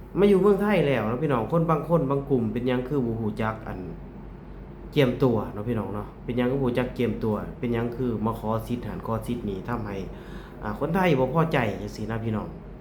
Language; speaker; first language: Thai; native; Thai